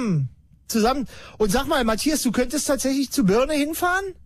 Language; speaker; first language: German; native; German